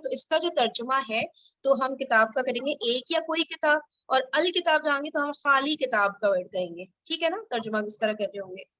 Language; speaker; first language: Urdu; native; Urdu